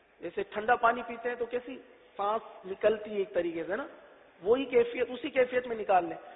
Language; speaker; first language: Urdu; native; Urdu